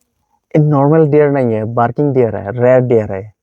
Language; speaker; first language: Hindi; non-native, local second language; Assamese